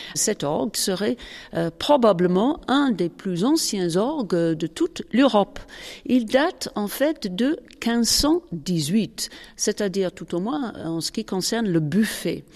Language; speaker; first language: French; native; French